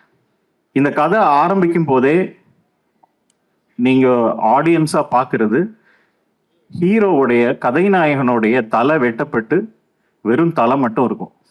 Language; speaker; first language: Tamil; native; Tamil